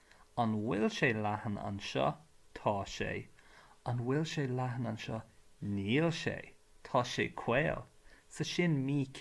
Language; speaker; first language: Irish; non-native, local second language; English